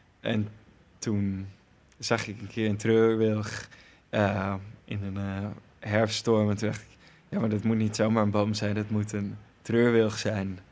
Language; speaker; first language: Dutch; native; Dutch